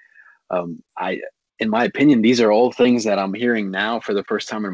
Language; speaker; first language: English; native; English